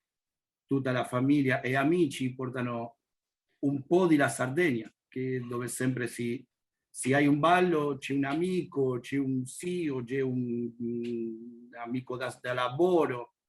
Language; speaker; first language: Italian; non-native, learner; Spanish